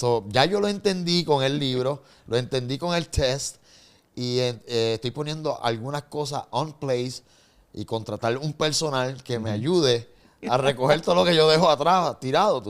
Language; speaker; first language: Spanish; native; Spanish